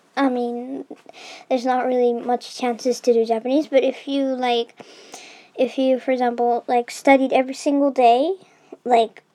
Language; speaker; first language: English; early bilingual, heritage; English